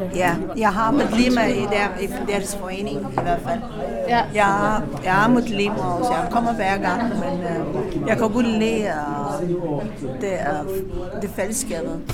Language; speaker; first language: Danish; non-native, fluent; Arabic